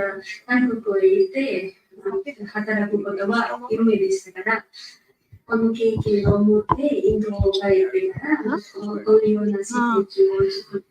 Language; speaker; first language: Japanese; non-native, learner; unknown